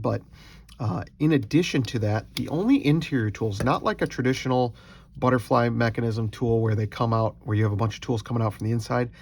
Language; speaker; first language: English; native; English